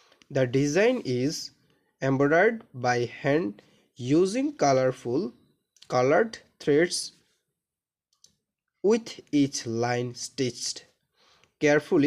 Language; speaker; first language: English; non-native, local second language; Bangla